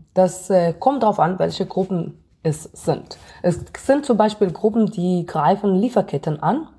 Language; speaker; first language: German; non-native, fluent; Hebrew